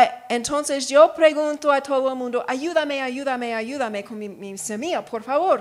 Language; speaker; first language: Spanish; non-native, learner; English